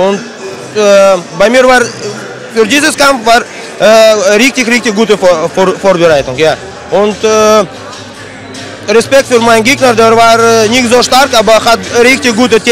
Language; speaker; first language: German; non-native, learner; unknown